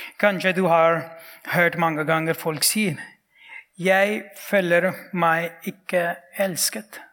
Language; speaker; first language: Norwegian; non-native, fluent; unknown